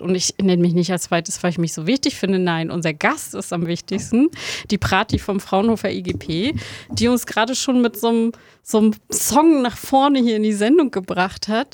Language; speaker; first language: German; native; German